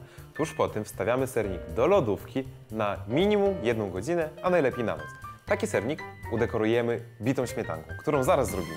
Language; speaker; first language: Polish; native; Polish